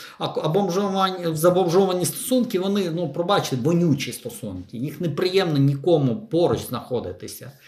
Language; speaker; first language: Ukrainian; non-native, local second language; Russian